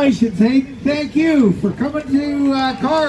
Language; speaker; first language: English; native; English